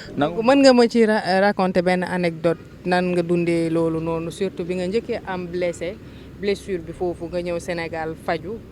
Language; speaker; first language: Wolof; native; Wolof